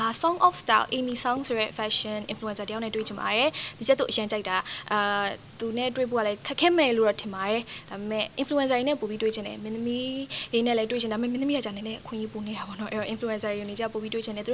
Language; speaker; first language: Burmese; native; Burmese